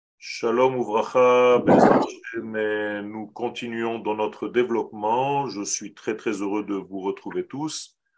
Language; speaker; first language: French; non-native, fluent; Hebrew